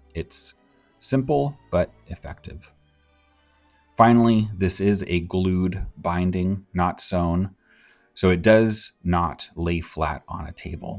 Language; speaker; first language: English; native; English